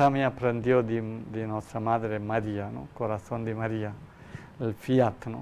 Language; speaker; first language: Spanish; non-native, learner; Malayalam